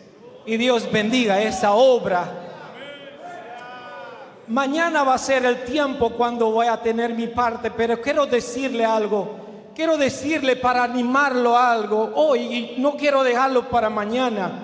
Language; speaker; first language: Spanish; non-native, learner; Romanian